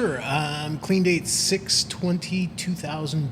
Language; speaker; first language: English; native; English